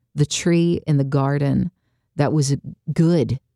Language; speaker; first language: English; native; English